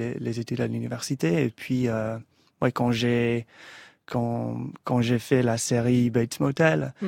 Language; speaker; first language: French; non-native, fluent; English